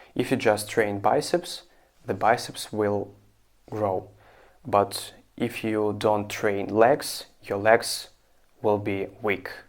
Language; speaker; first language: English; non-native, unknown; Russian